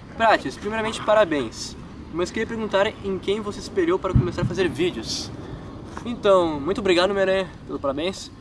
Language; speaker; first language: Portuguese; native; Portuguese